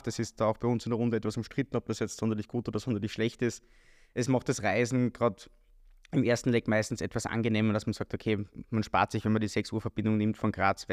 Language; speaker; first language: German; native; German